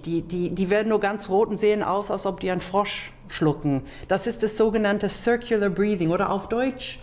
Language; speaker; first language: German; non-native, fluent; English